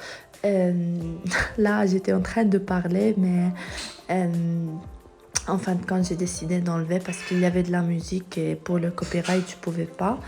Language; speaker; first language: French; non-native, fluent; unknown